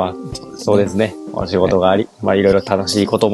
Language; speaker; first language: Japanese; native; Japanese